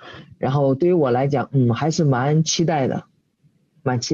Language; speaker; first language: Chinese; native; Chinese